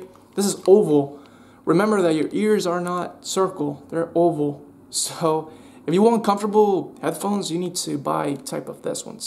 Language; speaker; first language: English; non-native, fluent; Spanish